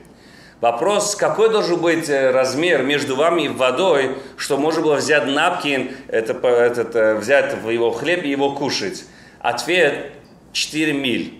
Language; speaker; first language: Russian; non-native, local second language; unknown